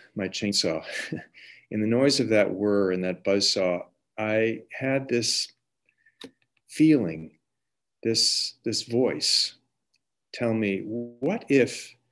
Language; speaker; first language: English; native; English